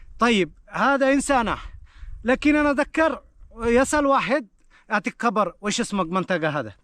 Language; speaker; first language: Arabic; non-native, learner; Bangla